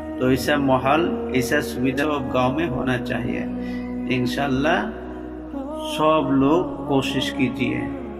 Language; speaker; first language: Hindi; non-native, local second language; Bangla